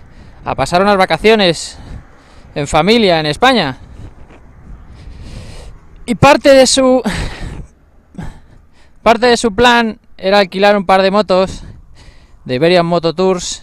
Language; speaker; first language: Spanish; native; Spanish